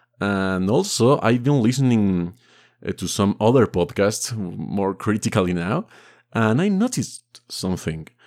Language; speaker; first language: English; non-native, fluent; Spanish